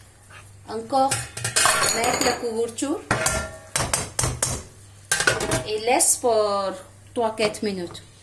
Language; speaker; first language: French; non-native, learner; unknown